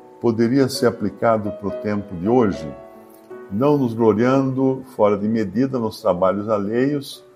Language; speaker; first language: Portuguese; native; Portuguese